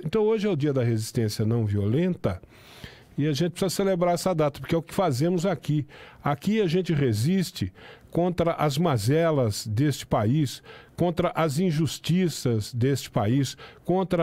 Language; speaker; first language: Portuguese; native; Portuguese